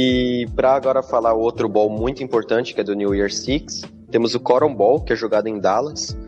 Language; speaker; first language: Portuguese; native; Portuguese